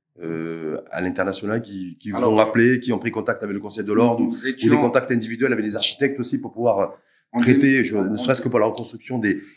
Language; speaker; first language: French; native; French